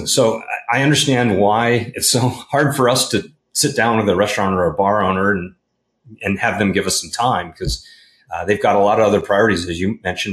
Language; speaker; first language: English; native; English